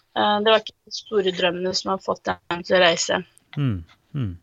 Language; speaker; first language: Norwegian; early bilingual, other home language; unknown